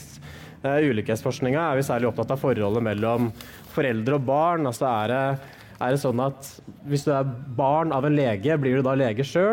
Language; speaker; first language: Norwegian; native; Norwegian